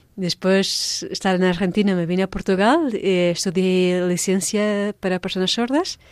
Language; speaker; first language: Spanish; non-native, fluent; Portuguese